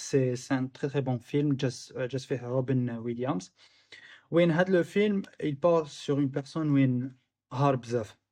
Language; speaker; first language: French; non-native, local second language; Arabic